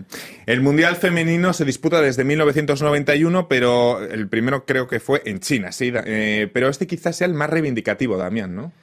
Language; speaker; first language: Spanish; native; Spanish